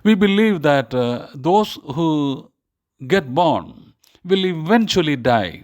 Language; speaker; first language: English; non-native, local second language; Malayalam